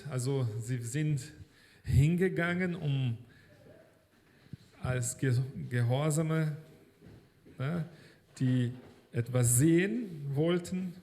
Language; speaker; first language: German; non-native, fluent; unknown